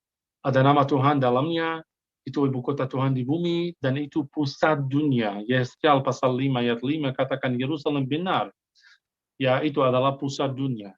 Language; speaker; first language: Indonesian; non-native, fluent; Arabic